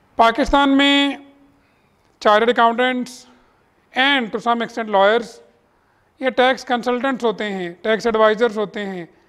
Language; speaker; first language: Urdu; native; Urdu